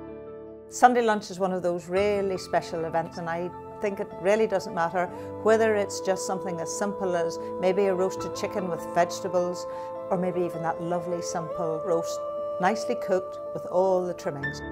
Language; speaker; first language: English; native; English